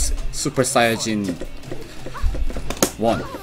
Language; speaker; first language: English; non-native, learner; Korean